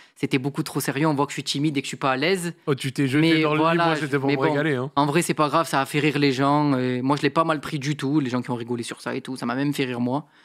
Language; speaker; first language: French; native; French